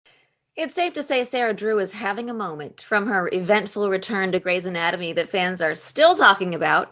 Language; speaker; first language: English; native; English